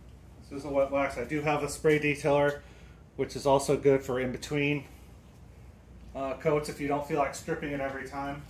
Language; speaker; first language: English; native; English